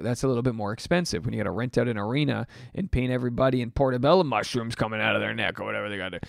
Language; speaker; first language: English; native; English